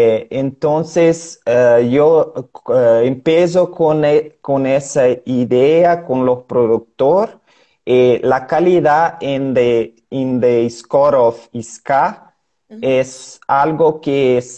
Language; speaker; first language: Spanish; non-native, learner; Portuguese